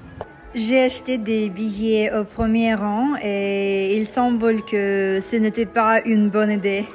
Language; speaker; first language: French; non-native, fluent; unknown